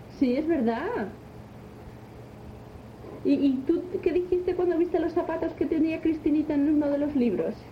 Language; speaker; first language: Spanish; native; Spanish